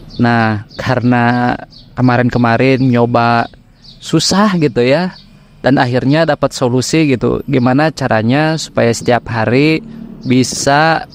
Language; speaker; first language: Indonesian; native; Indonesian